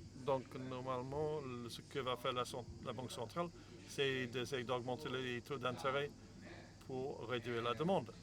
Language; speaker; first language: French; non-native, fluent; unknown